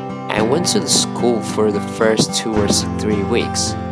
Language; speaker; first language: English; non-native, fluent; Japanese